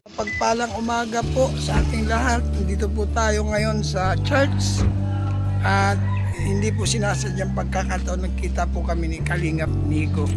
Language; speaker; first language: Filipino; native; Filipino